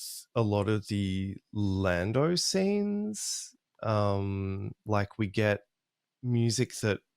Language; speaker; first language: English; native; English